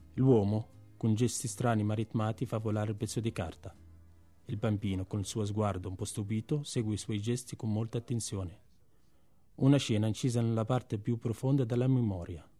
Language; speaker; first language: Italian; non-native, fluent; Arabic